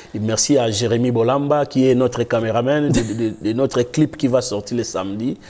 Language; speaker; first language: French; non-native, local second language; Lingala